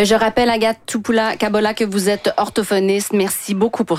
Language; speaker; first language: French; native; French